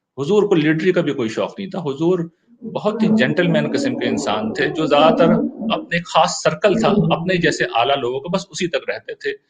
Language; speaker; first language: Urdu; native; Urdu